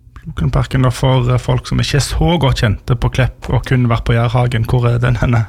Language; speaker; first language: Norwegian; native; Norwegian